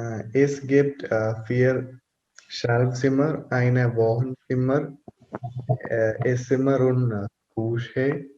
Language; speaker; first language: German; non-native, learner; Malayalam